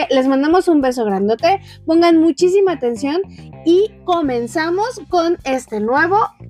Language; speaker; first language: Spanish; native; Spanish